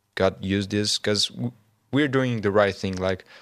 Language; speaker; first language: English; non-native, learner; Portuguese